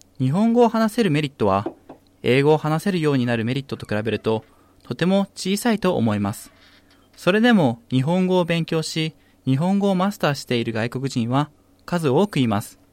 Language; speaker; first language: Japanese; native; Japanese